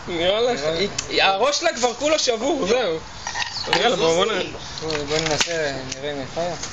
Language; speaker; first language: Hebrew; native; Hebrew